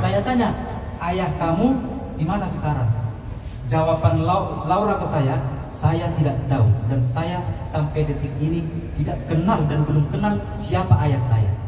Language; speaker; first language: Indonesian; non-native, local second language; Batak Toba